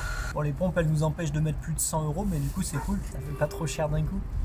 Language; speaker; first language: French; native; French